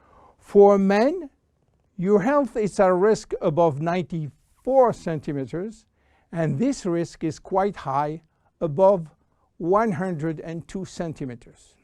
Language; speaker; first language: English; non-native, fluent; French